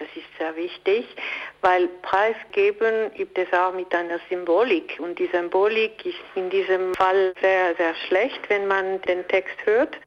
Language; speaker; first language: German; non-native, local second language; French